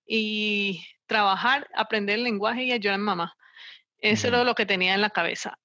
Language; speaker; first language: Spanish; native; Spanish